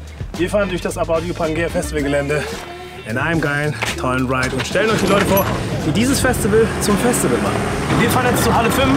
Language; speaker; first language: German; native; German